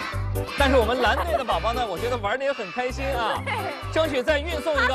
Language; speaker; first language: Chinese; native; Chinese